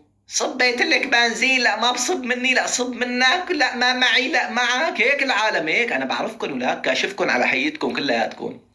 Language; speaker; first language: Arabic; native; Arabic